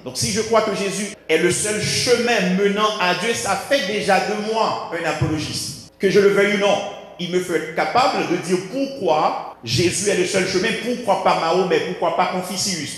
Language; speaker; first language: French; non-native, local second language; Haitian Creole